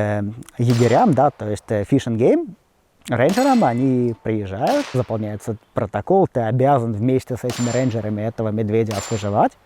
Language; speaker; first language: Russian; native; Russian